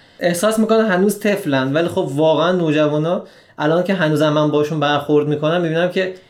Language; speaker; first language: Persian; native; Persian